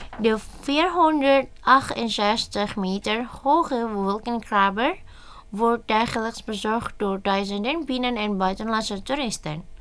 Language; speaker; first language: Dutch; non-native, fluent; Indonesian